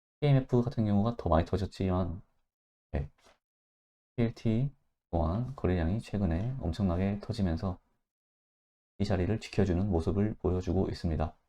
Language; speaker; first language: Korean; native; Korean